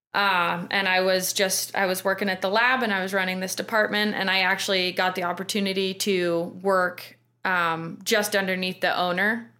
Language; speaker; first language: English; native; English